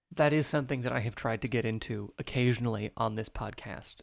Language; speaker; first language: English; native; English